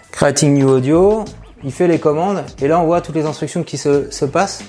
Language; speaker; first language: French; native; French